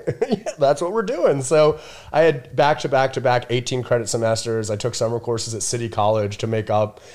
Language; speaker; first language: English; native; English